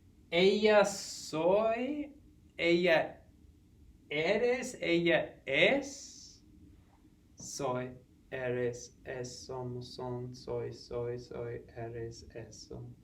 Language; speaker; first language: Spanish; non-native, fluent; English